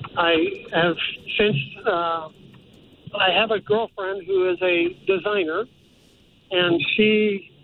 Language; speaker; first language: English; native; English